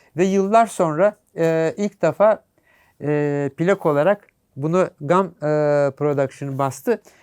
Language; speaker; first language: Turkish; native; Turkish